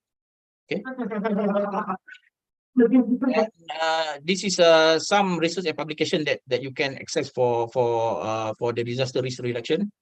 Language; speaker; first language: English; non-native, fluent; Malay